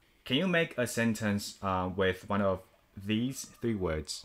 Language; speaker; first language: English; non-native, fluent; Chinese